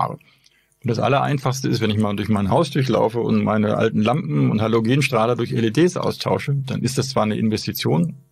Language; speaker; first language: German; native; German